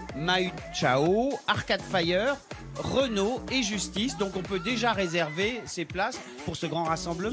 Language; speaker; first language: French; native; French